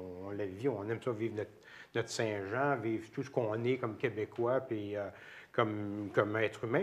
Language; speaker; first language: French; native; French